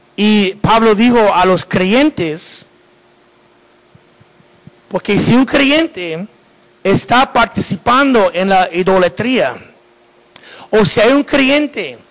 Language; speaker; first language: Spanish; non-native, fluent; English